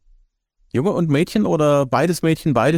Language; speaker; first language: German; native; German